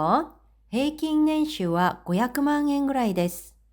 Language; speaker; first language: Japanese; non-native, fluent; Korean